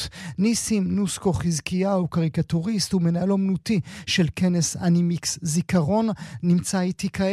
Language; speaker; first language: Hebrew; native; Hebrew